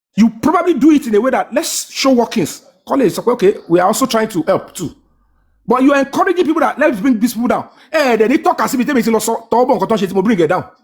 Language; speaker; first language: English; non-native, local second language; Yoruba